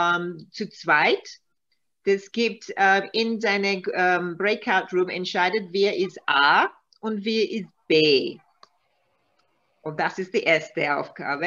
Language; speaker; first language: German; non-native, learner; Maltese